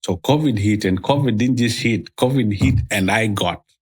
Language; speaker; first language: English; non-native, local second language; Swahili